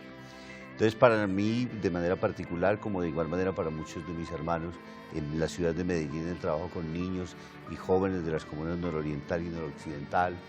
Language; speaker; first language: Spanish; native; Spanish